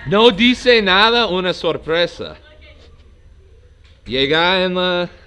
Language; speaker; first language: Spanish; non-native, learner; English